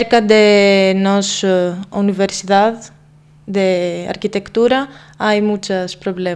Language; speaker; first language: Spanish; non-native, fluent; Greek